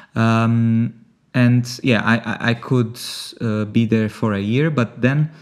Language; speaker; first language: English; non-native, fluent; Italian